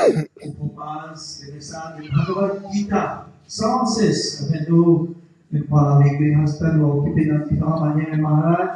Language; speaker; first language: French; non-native, local second language; Morisyen